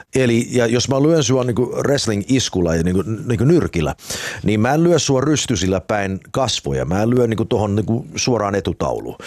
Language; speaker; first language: Finnish; non-native, fluent; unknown